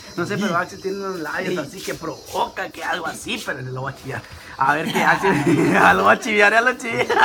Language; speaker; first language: Spanish; native; Spanish